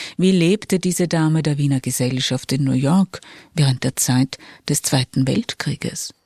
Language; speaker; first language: German; native; German